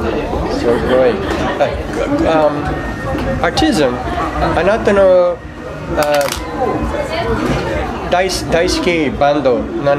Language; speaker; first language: Japanese; non-native, learner; English